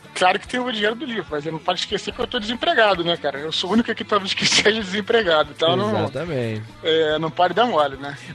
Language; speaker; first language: Portuguese; native; Portuguese